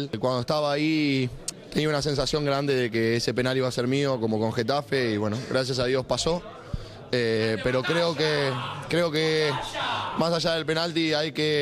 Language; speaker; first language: Spanish; native; Spanish